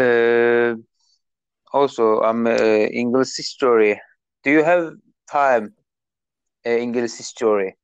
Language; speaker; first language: English; non-native, learner; Turkish